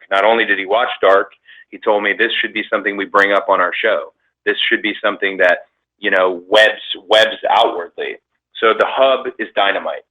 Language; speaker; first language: English; native; English